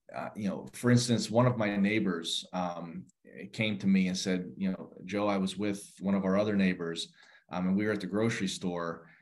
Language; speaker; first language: English; native; English